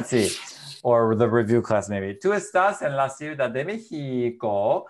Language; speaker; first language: Spanish; non-native, fluent; English